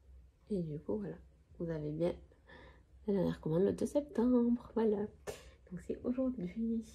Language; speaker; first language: French; native; French